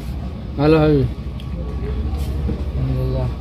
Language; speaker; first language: Arabic; non-native, learner; Bangla